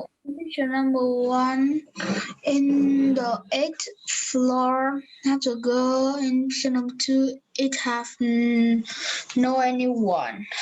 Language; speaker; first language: English; non-native, learner; Vietnamese